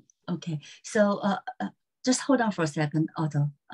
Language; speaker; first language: English; non-native, fluent; Chinese